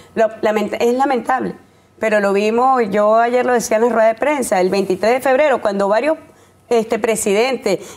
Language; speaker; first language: Spanish; native; Spanish